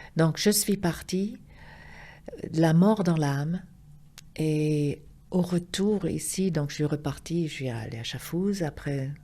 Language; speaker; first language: French; non-native, local second language; Swiss German